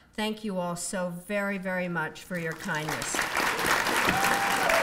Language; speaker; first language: English; early bilingual, other home language; Czech